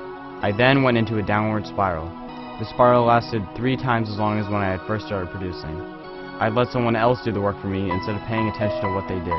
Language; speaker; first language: English; native; English